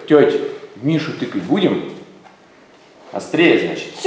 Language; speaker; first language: Russian; native; Russian